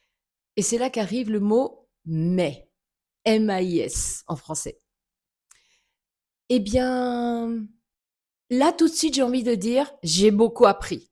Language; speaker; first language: French; native; French